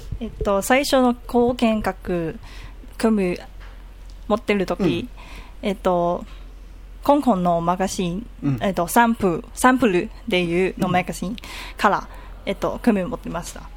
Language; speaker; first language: Japanese; non-native, learner; Cantonese